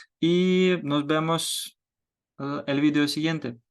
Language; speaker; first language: Spanish; non-native, fluent; Ukrainian